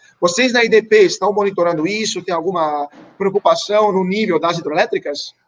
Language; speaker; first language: Portuguese; non-native, fluent; Italian